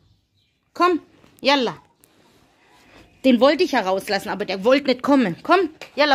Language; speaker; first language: German; native; German